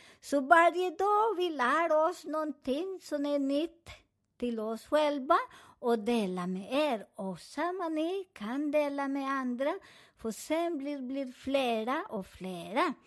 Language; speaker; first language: Swedish; non-native, learner; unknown